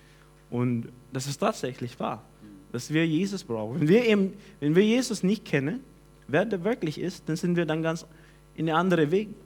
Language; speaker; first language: German; non-native, fluent; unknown